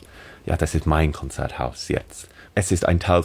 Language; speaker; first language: German; non-native, learner; English